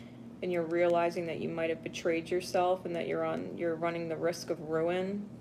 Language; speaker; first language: English; native; English